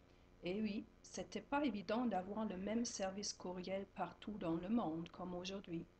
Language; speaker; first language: French; non-native, fluent; German